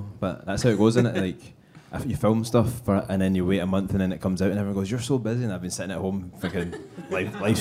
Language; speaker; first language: English; native; English